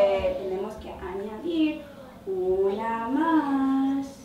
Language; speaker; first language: Spanish; early bilingual, heritage; Spanish